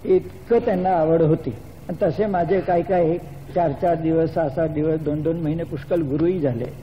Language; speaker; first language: Marathi; non-native, local second language; Gujarati